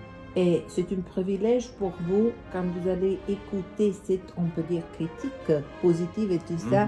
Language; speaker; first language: French; non-native, learner; Serbian